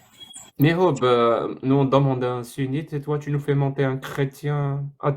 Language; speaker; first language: French; native; French